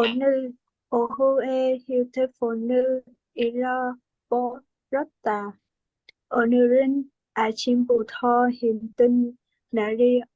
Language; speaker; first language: Korean; non-native, learner; Vietnamese